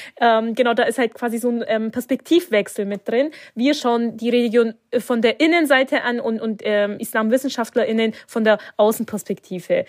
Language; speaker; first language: German; early bilingual, other home language; Turkish